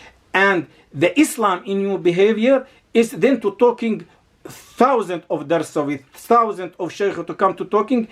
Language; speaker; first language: English; non-native, learner; Arabic